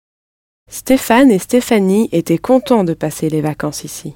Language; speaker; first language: French; non-native, learner; English